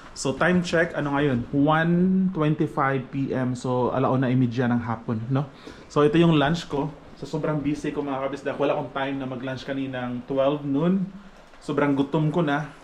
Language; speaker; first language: Filipino; non-native, local second language; Cebuano